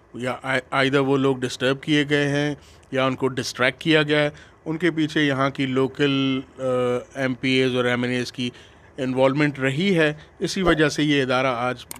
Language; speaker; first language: Urdu; non-native, local second language; Sindhi